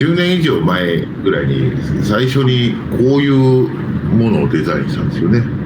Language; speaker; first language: Japanese; native; Japanese